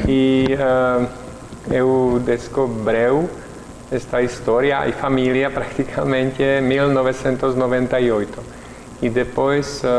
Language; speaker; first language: Portuguese; non-native, learner; Czech